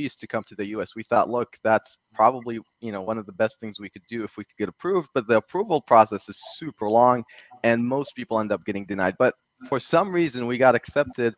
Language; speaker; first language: English; early bilingual, other home language; Arabic